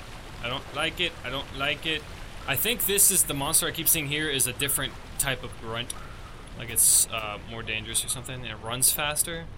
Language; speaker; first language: English; native; English